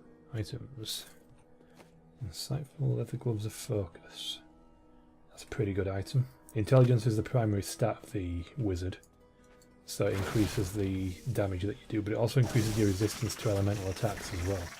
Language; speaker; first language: English; native; English